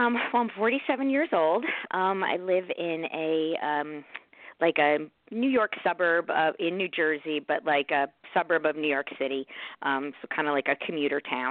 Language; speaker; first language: English; native; English